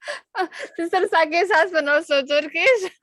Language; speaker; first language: English; non-native, learner; Indonesian